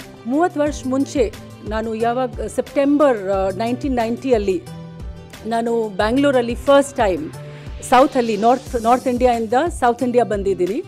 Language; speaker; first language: Kannada; non-native, learner; Hindi